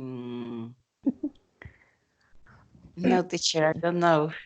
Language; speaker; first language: English; non-native, learner; Spanish